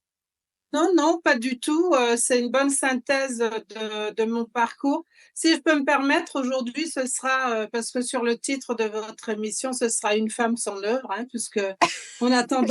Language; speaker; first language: French; native; French